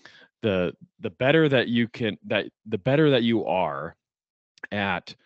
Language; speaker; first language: English; native; English